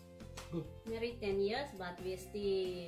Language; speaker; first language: English; non-native, learner; Indonesian